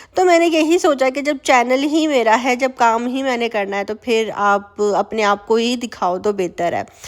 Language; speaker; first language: Urdu; native; Urdu